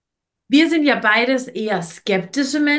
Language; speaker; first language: German; native; German